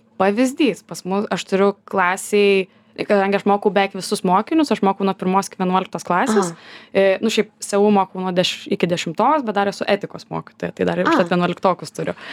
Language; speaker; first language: Lithuanian; native; Lithuanian